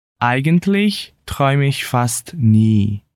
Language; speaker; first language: German; non-native, fluent; Portuguese